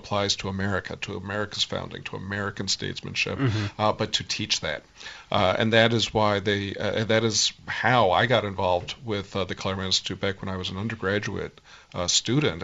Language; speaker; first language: English; native; English